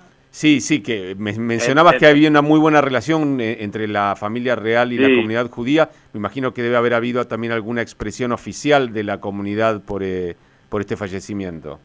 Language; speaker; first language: Spanish; native; Spanish